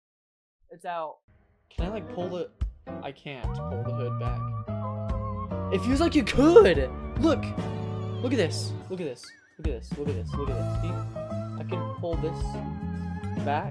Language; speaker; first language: English; native; English